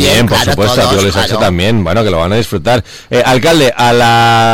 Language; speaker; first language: Spanish; native; Spanish